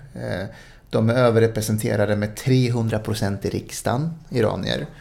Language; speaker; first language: Swedish; early bilingual, other home language; Spanish